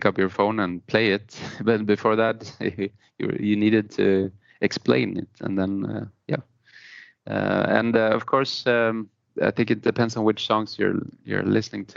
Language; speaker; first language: English; non-native, fluent; Spanish